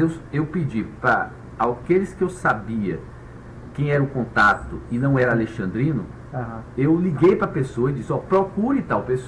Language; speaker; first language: Portuguese; native; Portuguese